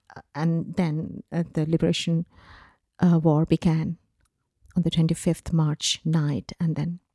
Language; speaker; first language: English; non-native, local second language; Bangla